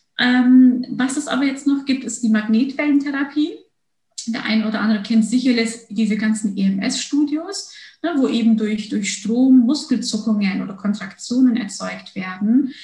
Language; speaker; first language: German; early bilingual, other home language; Turkish